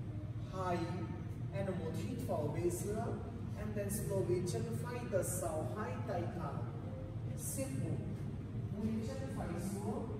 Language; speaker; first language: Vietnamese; non-native, learner; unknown